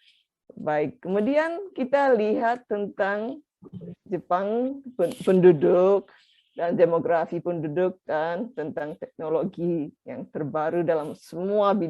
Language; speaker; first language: Indonesian; non-native, fluent; Japanese